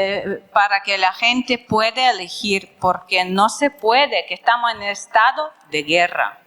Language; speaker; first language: Spanish; non-native, fluent; Ukrainian